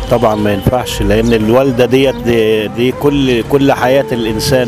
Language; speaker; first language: Arabic; native; Arabic